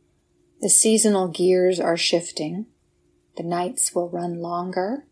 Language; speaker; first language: English; native; English